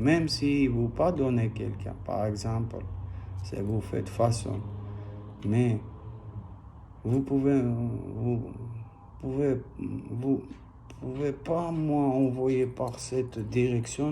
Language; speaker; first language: French; non-native, learner; Armenian